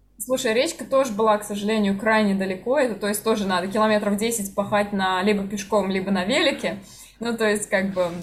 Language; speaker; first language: Russian; native; Russian